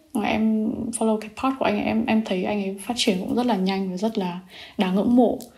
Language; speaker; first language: Vietnamese; native; Vietnamese